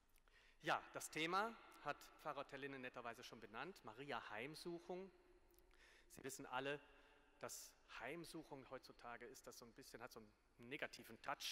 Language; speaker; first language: German; native; German